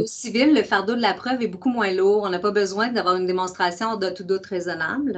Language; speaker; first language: French; native; French